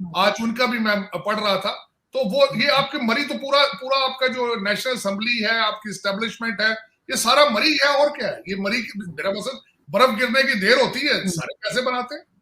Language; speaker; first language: Hindi; native; Hindi